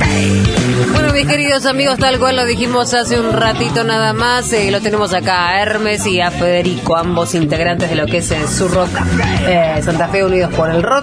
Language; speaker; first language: Spanish; native; Spanish